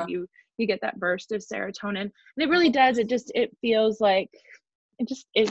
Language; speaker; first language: English; native; English